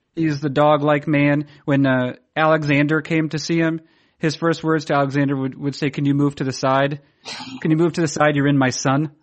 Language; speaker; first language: English; native; English